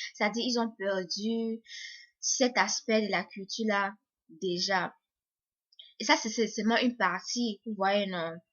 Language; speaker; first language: French; native; French